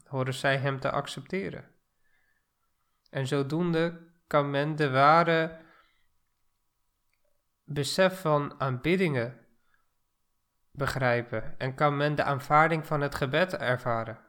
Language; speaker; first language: Dutch; non-native, fluent; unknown